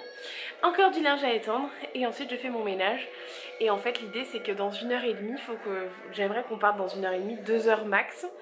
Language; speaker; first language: French; native; French